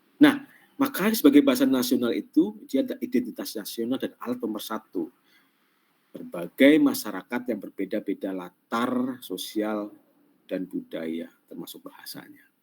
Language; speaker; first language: Indonesian; non-native, local second language; Javanese